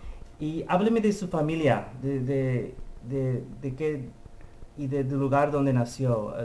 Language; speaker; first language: Spanish; early bilingual, heritage; Spanish